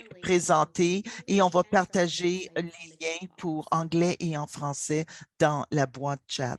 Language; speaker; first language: French; non-native, fluent; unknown